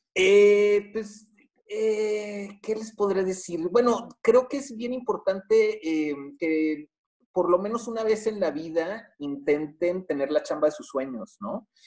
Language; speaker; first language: Spanish; native; Spanish